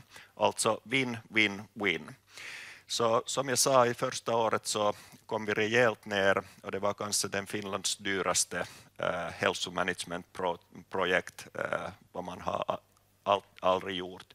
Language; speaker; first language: Swedish; non-native, local second language; Finnish